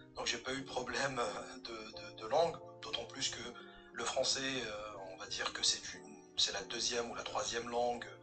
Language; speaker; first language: French; non-native, local second language; Kabyle